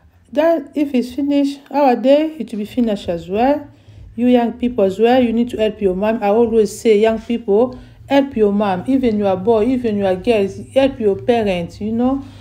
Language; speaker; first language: English; non-native, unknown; Lingala